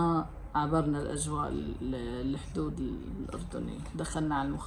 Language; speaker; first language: Arabic; native; Arabic